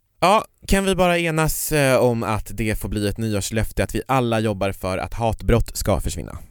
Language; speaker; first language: Swedish; native; Swedish